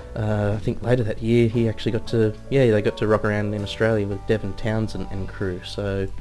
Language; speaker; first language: English; native; English